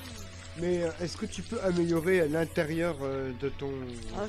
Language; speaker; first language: French; native; French